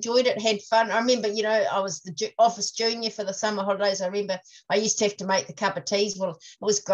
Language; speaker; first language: English; native; English